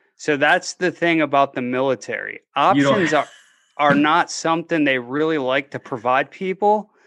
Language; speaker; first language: English; native; English